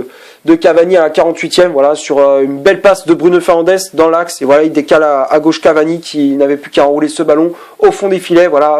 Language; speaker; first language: French; native; French